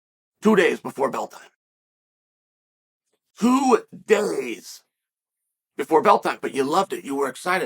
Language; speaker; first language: English; native; English